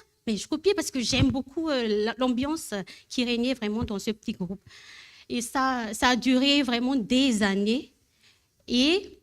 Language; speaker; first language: French; non-native, learner; Malagasy